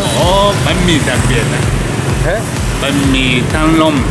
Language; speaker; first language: Vietnamese; non-native, learner; Japanese